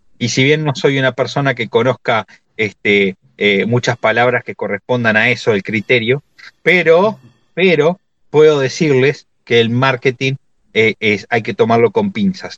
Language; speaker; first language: Spanish; native; Spanish